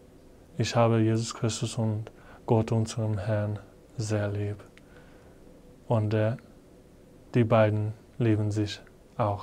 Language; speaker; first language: German; non-native, fluent; English